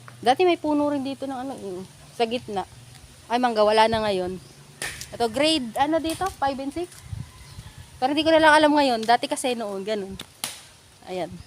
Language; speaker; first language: Filipino; native; Filipino